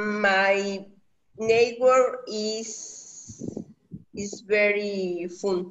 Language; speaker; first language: English; non-native, learner; Spanish